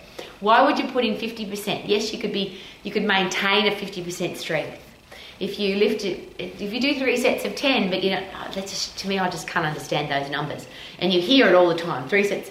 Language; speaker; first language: English; native; English